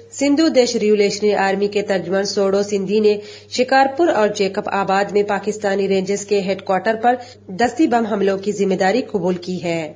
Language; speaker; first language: Urdu; non-native, local second language; Baluchi